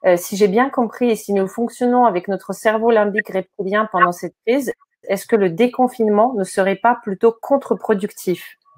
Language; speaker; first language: French; non-native, fluent; Ukrainian